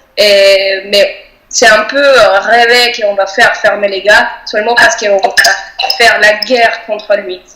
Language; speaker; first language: French; non-native, fluent; Spanish